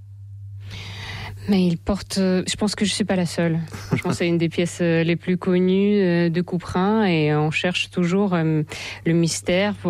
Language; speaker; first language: French; non-native, fluent; Russian